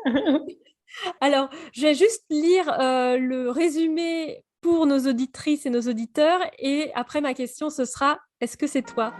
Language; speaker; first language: French; native; French